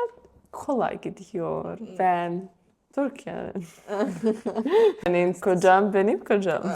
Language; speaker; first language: Turkish; non-native, learner; Serbian